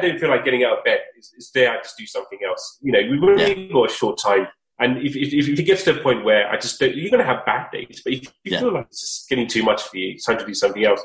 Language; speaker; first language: English; native; English